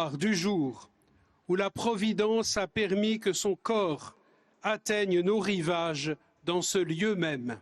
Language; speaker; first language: French; native; French